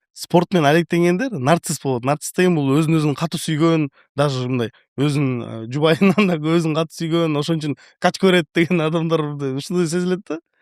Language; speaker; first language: Kyrgyz; native; Kyrgyz